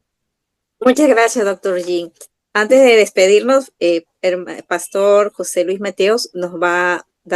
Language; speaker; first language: Spanish; native; Spanish